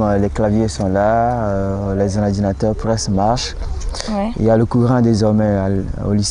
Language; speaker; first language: French; non-native, local second language; Ewe